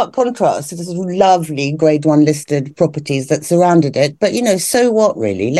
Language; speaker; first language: English; native; English